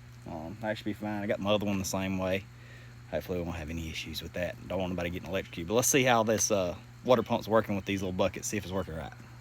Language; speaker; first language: English; native; English